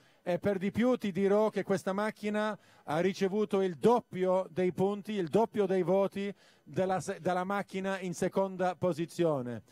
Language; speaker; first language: Italian; non-native, fluent; English